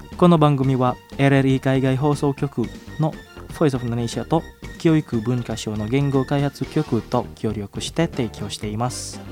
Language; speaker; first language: Japanese; non-native, fluent; Indonesian